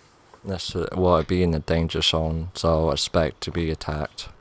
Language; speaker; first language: English; native; English